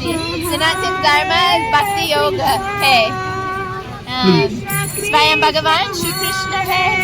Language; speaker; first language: Hindi; non-native, learner; English